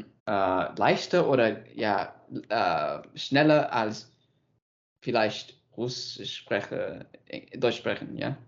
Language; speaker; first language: German; non-native, learner; English